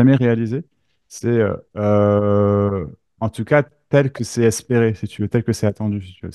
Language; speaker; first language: French; native; French